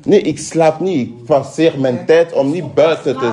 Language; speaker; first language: Dutch; non-native, fluent; French